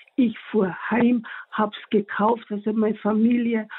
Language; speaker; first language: German; native; German